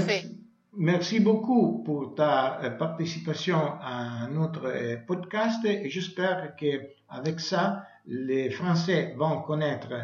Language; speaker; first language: French; non-native, learner; Italian